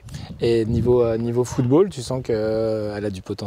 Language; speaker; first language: French; native; French